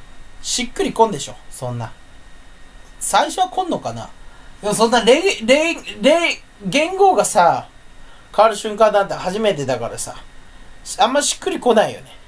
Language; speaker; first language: Japanese; native; Japanese